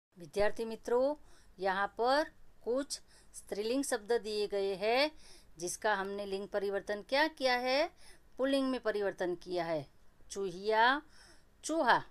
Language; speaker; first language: Hindi; non-native, local second language; Gujarati